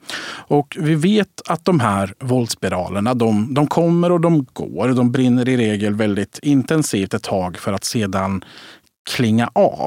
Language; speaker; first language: Swedish; native; Swedish